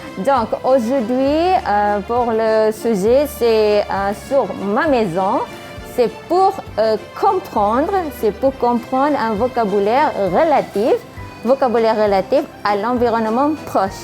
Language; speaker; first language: French; non-native, fluent; Malay